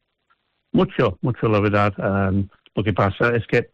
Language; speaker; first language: Spanish; non-native, fluent; English